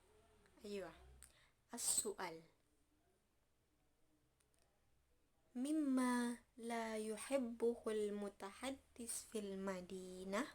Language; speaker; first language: Arabic; non-native, fluent; Indonesian